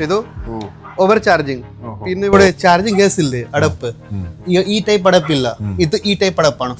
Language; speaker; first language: Malayalam; non-native, learner; Hindi